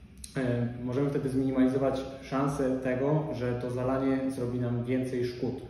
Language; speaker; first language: Polish; native; Polish